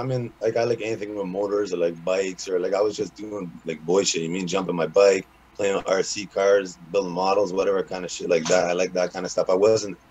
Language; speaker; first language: English; native; English